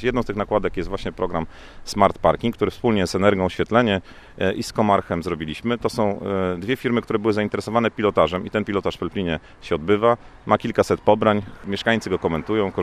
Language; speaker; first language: Polish; native; Polish